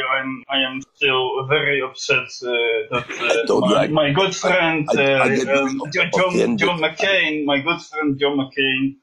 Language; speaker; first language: English; non-native, fluent; Dutch